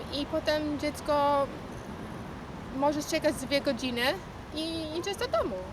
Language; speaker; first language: Polish; non-native, learner; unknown